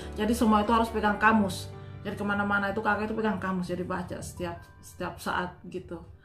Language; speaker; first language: Indonesian; non-native, local second language; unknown